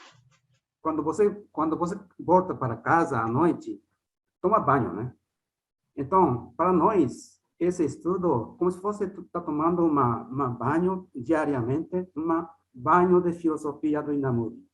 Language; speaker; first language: Portuguese; non-native, fluent; Japanese